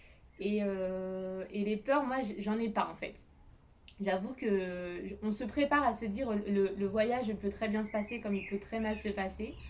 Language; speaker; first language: French; native; French